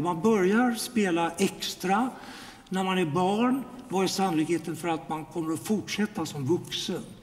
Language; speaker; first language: Swedish; native; Swedish